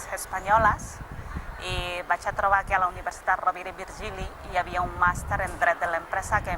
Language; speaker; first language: Catalan; non-native, fluent; Spanish